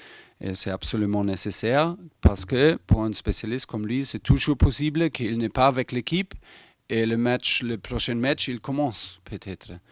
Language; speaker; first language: French; non-native, fluent; German